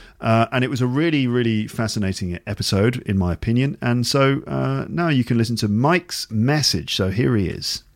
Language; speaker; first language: English; native; English